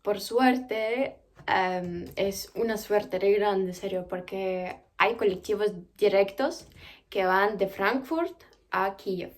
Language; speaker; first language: Spanish; non-native, fluent; Ukrainian